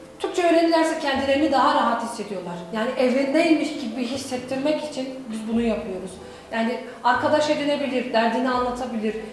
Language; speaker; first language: Turkish; native; Turkish